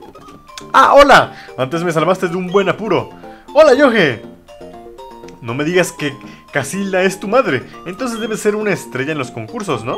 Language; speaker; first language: Spanish; native; Spanish